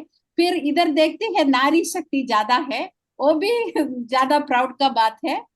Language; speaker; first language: Hindi; non-native, local second language; Malayalam